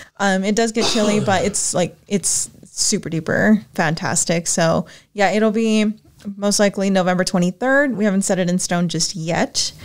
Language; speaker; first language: English; native; English